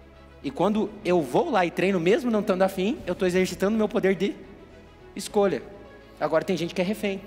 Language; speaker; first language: Portuguese; native; Portuguese